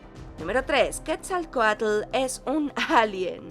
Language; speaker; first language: Spanish; native; Spanish